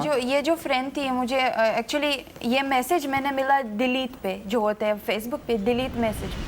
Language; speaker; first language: Hindi; non-native, fluent; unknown